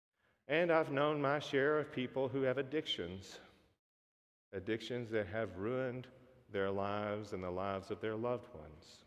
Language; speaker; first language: English; native; English